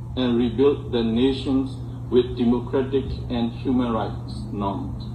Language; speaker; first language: English; non-native, fluent; Burmese